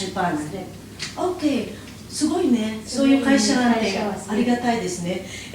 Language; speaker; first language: Japanese; non-native, learner; Filipino